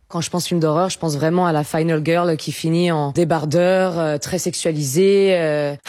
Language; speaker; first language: French; native; French